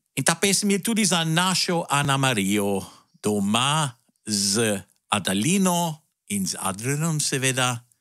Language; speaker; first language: Slovenian; early bilingual, heritage; Slovenian